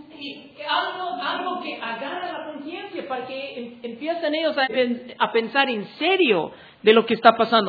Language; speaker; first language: Spanish; non-native, fluent; English